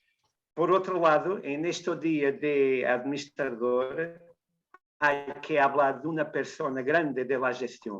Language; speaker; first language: Spanish; non-native, learner; Portuguese